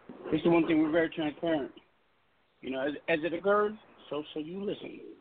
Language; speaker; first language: English; native; English